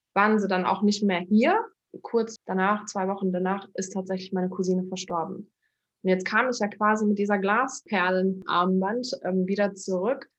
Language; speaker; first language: German; early bilingual, other home language; Turkish